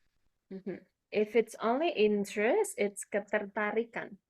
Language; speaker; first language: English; non-native, fluent; Indonesian